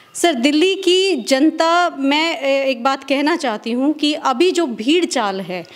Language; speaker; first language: Hindi; native; Hindi